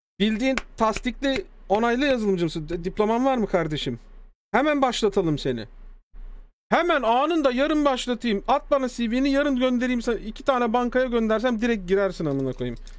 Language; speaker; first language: Turkish; early bilingual, heritage; Turkish